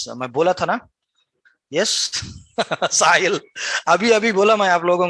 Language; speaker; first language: Hindi; non-native, local second language; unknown